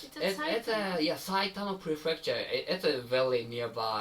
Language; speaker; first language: English; non-native, learner; Japanese